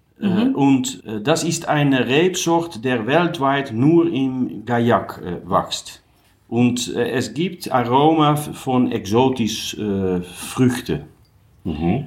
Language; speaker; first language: German; non-native, learner; Dutch